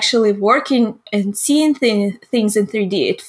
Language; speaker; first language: English; non-native, fluent; Russian